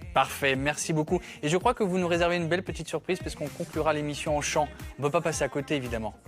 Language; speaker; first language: French; native; French